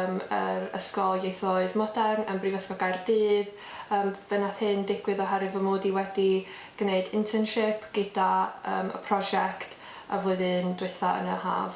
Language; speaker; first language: Welsh; native; Welsh